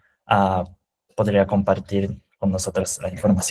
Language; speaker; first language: Spanish; non-native, fluent; Japanese